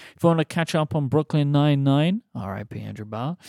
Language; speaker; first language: English; native; English